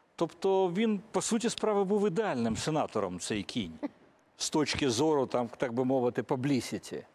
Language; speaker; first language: Ukrainian; native; Ukrainian